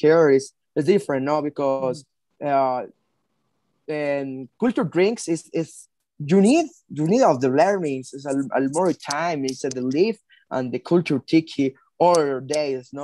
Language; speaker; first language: English; non-native, learner; Spanish